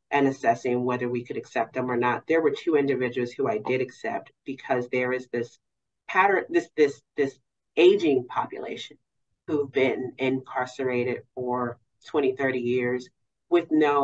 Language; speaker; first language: English; native; English